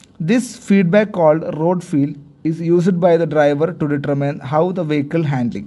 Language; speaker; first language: English; non-native, local second language; Malayalam